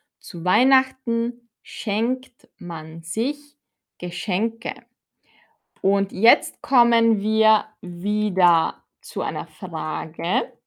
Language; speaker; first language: German; non-native, fluent; Filipino